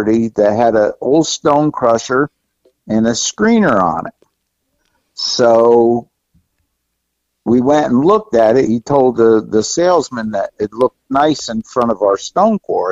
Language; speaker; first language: English; native; English